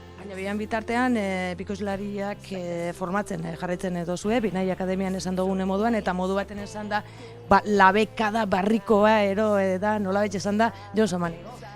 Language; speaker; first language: Basque; native; Basque